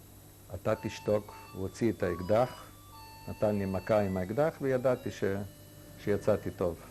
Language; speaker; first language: Hebrew; non-native, fluent; Yiddish